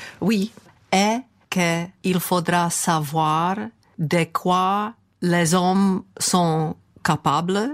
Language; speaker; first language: French; non-native, fluent; Czech